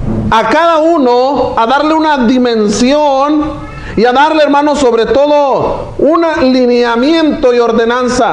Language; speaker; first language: Spanish; native; Spanish